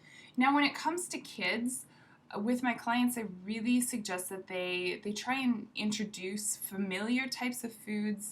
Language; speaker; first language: English; native; English